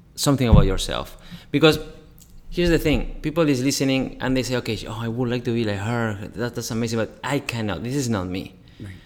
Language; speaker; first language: English; non-native, fluent; Spanish